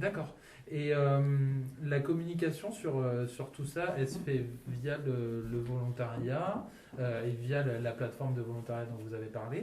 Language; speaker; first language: French; native; French